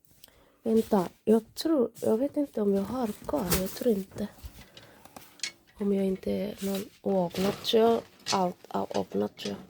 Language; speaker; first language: Swedish; non-native, learner; Indonesian